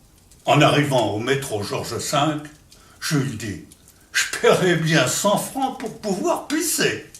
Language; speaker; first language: French; native; French